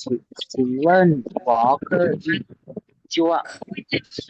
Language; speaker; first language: Chinese; non-native, learner; Lao